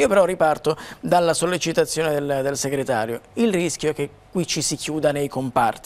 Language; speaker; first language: Italian; native; Italian